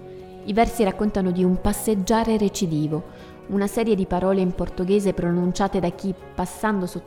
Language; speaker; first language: Italian; native; Italian